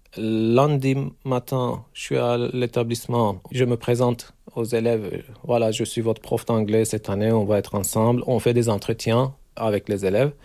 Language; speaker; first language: French; non-native, fluent; Turkish